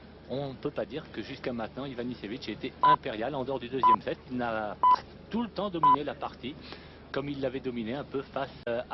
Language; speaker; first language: French; native; French